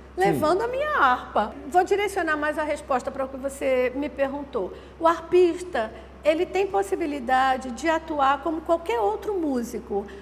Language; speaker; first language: Portuguese; native; Portuguese